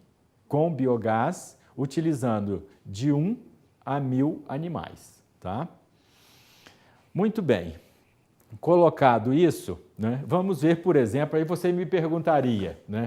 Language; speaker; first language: Portuguese; native; Portuguese